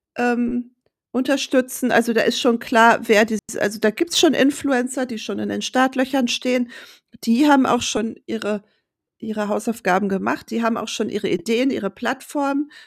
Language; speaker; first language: German; native; German